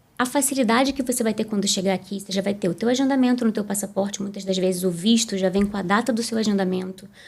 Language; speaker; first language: Portuguese; native; Portuguese